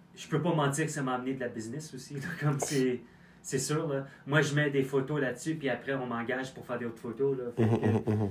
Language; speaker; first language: French; native; French